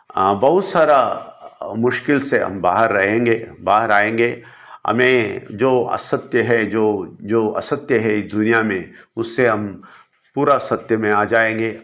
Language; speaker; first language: Hindi; non-native, local second language; Malayalam